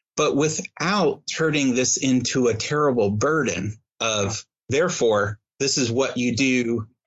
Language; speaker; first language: English; native; English